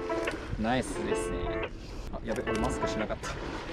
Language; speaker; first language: Japanese; native; Japanese